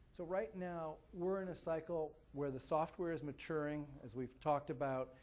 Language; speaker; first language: English; native; English